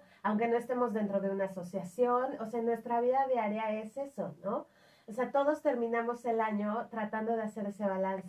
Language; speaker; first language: Spanish; native; Spanish